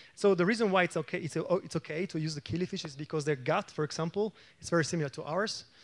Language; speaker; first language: English; non-native, fluent; Italian